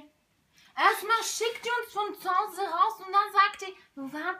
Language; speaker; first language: German; early bilingual, other home language; Romany